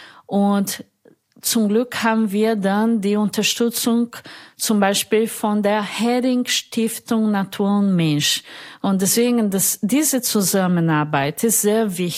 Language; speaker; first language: German; non-native, fluent; Portuguese